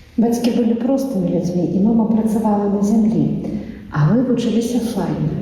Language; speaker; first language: Belarusian; native; Belarusian